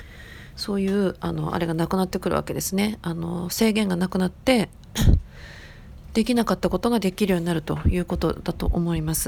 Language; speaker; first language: Japanese; native; Japanese